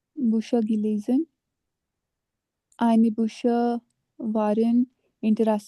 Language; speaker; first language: German; non-native, learner; Urdu